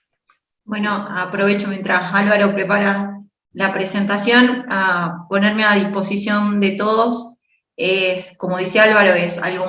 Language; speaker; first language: Spanish; native; Spanish